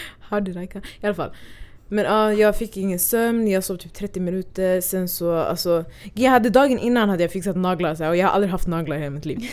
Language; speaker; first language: Swedish; early bilingual, other home language; Somali